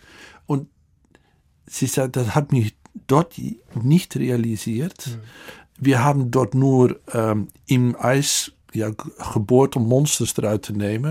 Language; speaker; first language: German; non-native, fluent; Dutch